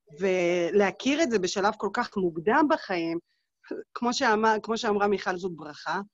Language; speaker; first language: Hebrew; native; Hebrew